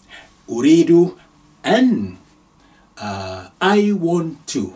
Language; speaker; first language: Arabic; non-native, fluent; Yoruba